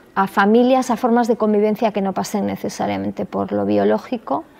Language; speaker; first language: Spanish; non-native, local second language; Galician